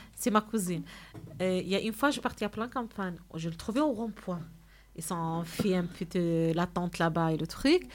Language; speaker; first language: French; non-native, local second language; Arabic